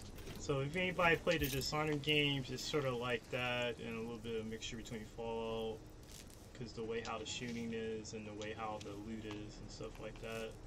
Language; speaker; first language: English; native; English